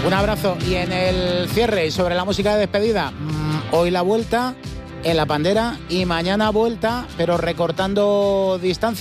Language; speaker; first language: Spanish; native; Spanish